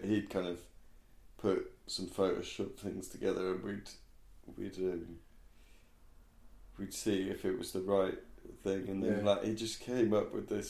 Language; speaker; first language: English; native; English